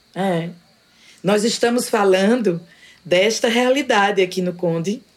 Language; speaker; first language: Portuguese; native; Portuguese